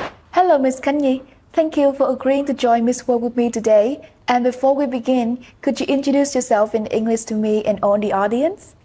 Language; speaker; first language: English; non-native, fluent; Vietnamese